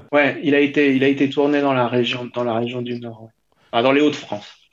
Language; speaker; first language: French; native; French